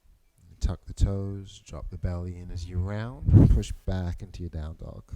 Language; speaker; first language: English; native; English